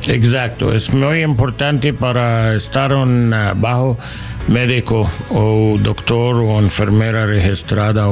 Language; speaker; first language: Spanish; non-native, learner; English